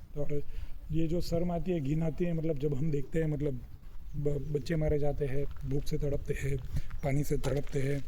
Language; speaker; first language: Hindi; non-native, local second language; Gujarati